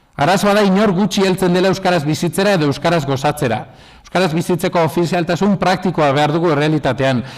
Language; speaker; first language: Basque; non-native, local second language; Spanish